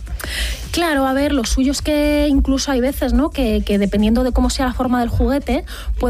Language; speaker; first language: Spanish; native; Spanish